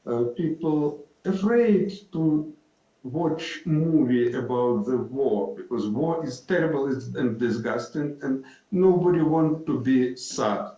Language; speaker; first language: English; non-native, fluent; Ukrainian